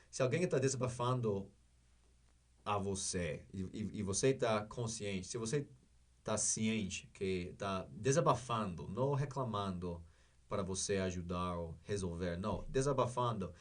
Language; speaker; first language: Portuguese; non-native, learner; English